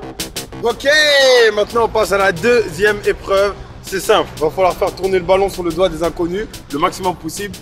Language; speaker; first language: French; native; French